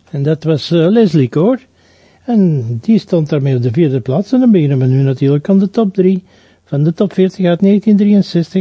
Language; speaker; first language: Dutch; native; Dutch